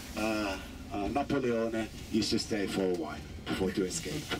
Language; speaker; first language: English; non-native, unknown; Italian